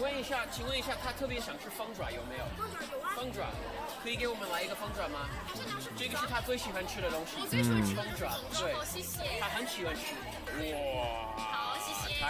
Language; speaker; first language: Chinese; non-native, fluent; English